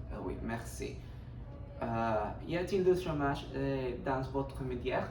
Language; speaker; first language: French; non-native, learner; Spanish